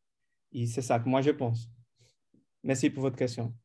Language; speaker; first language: French; non-native, fluent; Portuguese